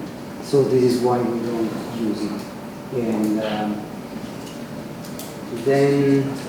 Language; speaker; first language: English; non-native, fluent; Italian